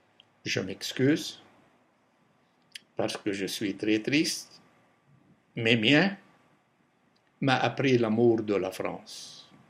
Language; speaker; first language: French; non-native, local second language; Arabic